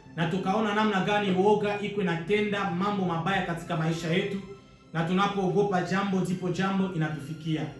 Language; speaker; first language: Swahili; native; Swahili